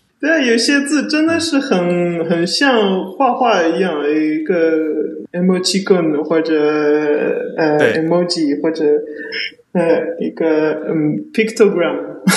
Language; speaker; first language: Chinese; early bilingual, heritage; Chinese